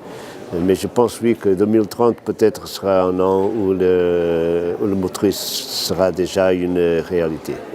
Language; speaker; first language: French; non-native, fluent; Portuguese